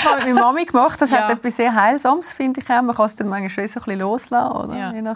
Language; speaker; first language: German; native; German